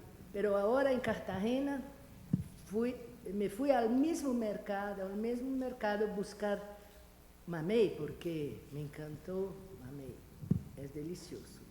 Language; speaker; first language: Spanish; non-native, fluent; Portuguese